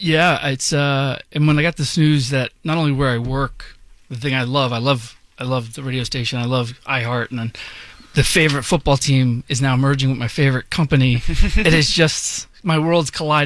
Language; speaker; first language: English; native; English